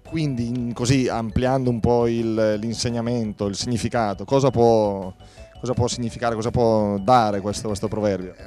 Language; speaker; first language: Italian; native; Italian